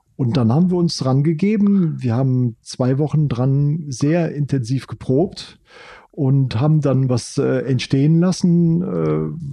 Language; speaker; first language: German; native; German